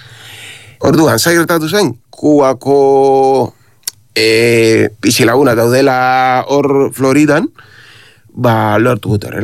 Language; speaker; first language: Basque; non-native, learner; Spanish